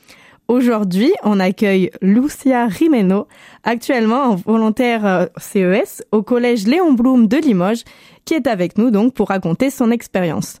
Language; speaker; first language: French; native; French